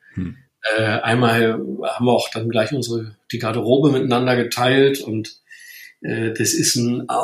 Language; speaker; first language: German; native; German